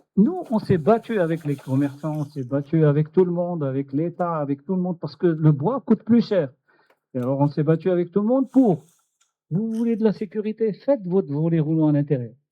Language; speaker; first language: French; non-native, local second language; Arabic